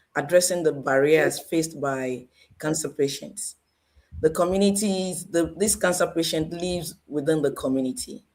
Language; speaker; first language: English; non-native, local second language; Yoruba